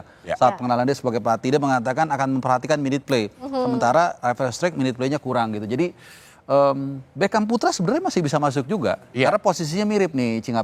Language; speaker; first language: Indonesian; native; Indonesian